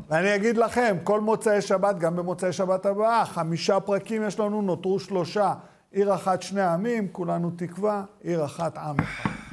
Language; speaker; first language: Hebrew; native; Hebrew